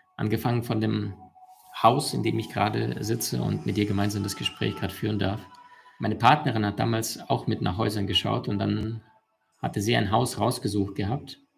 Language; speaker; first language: German; early bilingual, other home language; Russian